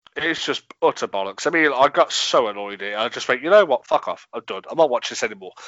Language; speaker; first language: English; native; English